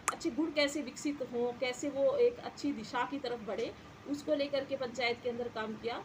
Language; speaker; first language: Hindi; native; Hindi